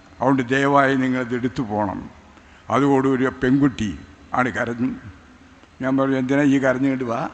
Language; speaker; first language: Malayalam; native; Malayalam